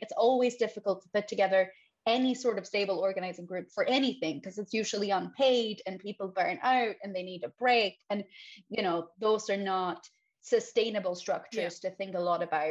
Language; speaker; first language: English; non-native, fluent; Swedish